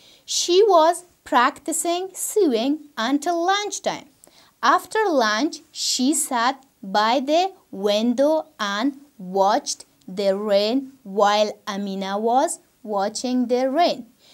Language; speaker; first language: English; non-native, fluent; Persian